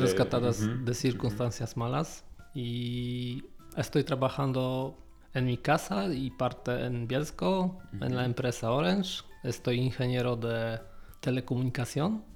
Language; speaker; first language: Spanish; non-native, learner; Polish